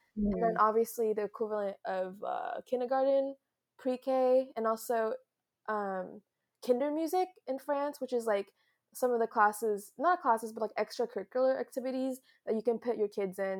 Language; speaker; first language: English; early bilingual, other home language; French